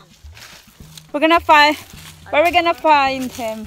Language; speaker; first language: English; non-native, local second language; Filipino